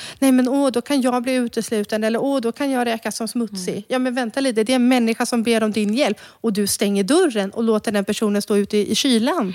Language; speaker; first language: Swedish; native; Swedish